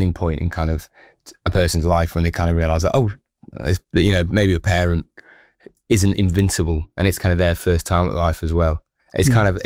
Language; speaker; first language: English; native; English